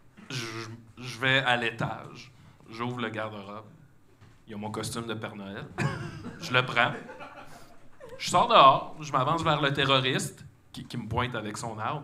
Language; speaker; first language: French; native; French